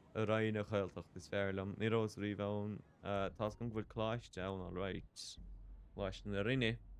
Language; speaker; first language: Irish; native; Irish